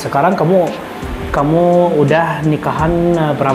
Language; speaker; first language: Indonesian; non-native, learner; Arabic